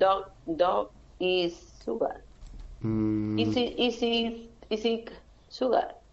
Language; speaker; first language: English; non-native, learner; Spanish